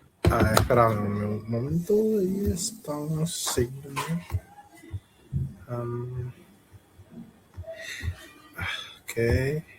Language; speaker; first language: Spanish; non-native, learner; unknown